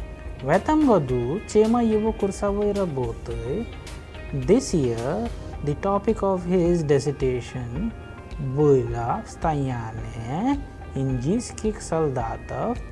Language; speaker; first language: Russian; non-native, fluent; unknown